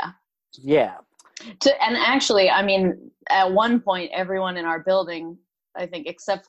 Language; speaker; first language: English; native; English